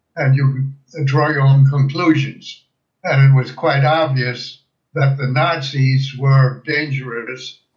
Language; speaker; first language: English; early bilingual, other home language; German